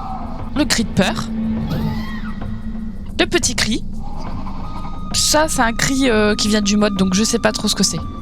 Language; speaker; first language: French; native; French